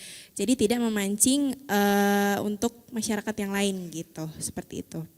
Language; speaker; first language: Indonesian; native; Indonesian